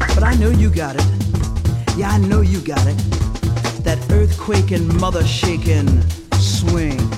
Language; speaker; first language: English; non-native, fluent; Turkish